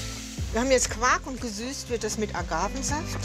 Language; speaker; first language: German; native; German